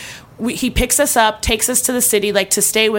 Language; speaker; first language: English; native; English